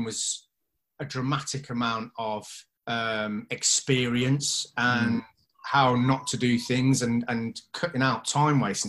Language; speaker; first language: English; native; English